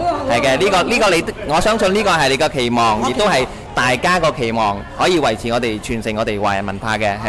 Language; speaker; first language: Cantonese; early bilingual, heritage; Cantonese